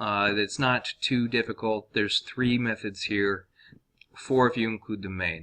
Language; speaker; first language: English; native; English